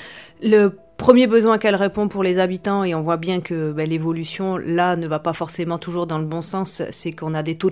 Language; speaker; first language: French; native; French